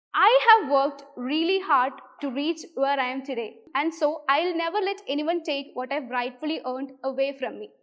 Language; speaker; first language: English; non-native, local second language; Malayalam